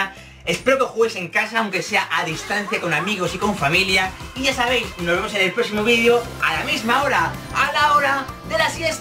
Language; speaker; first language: Spanish; native; Spanish